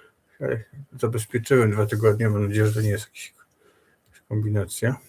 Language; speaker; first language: Polish; native; Polish